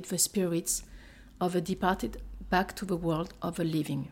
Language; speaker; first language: English; non-native, fluent; French